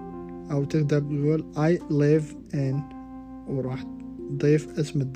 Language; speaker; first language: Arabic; native; Arabic